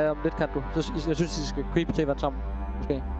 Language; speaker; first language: Danish; native; Danish